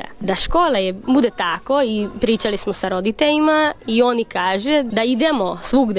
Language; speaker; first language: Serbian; non-native, local second language; Hungarian